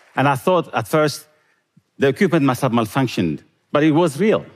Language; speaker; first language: English; non-native, fluent; Tigrinya